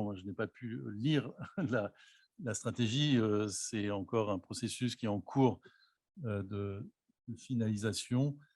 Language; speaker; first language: French; native; French